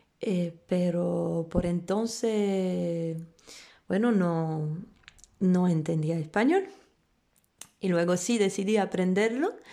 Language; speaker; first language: Spanish; non-native, fluent; Polish